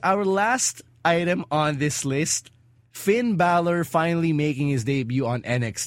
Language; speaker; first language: English; non-native, local second language; Filipino